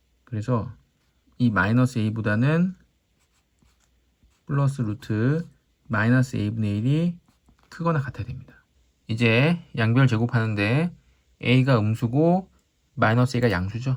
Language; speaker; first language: Korean; native; Korean